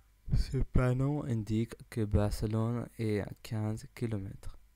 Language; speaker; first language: French; non-native, learner; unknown